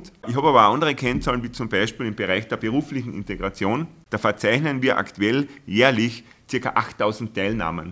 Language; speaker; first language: German; native; German